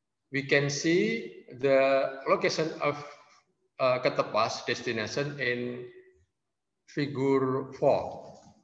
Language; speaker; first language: English; non-native, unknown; Indonesian